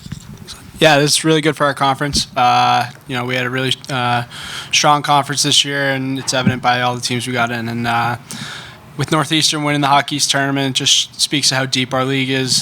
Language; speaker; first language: English; native; English